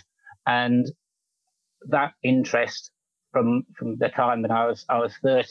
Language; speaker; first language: English; native; English